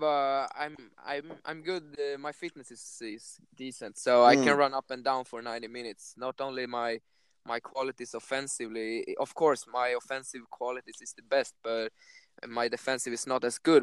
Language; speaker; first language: English; non-native, fluent; Swedish